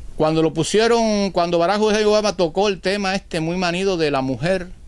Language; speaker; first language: Spanish; native; Spanish